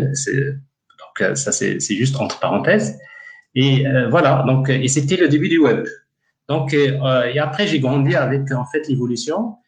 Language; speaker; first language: French; non-native, local second language; Tachelhit